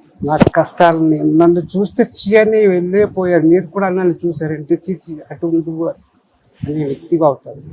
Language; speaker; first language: Telugu; non-native, fluent; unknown